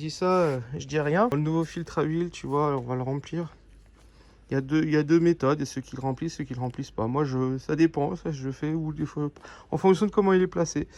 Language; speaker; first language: French; native; French